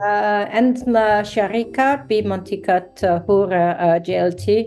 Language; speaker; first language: Arabic; non-native, learner; English